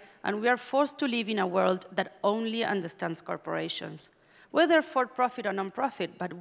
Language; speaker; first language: English; non-native, fluent; Spanish